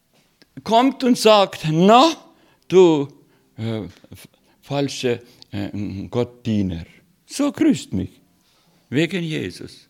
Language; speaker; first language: German; non-native, fluent; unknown